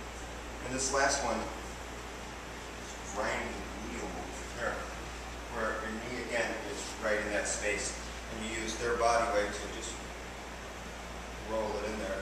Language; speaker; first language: English; native; English